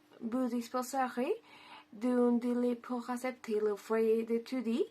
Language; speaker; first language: French; non-native, learner; Spanish